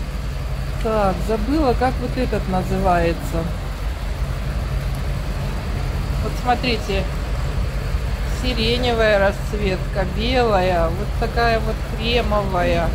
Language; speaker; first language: Russian; native; Russian